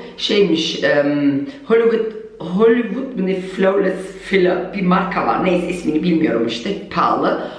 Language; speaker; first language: Turkish; early bilingual, heritage; Turkish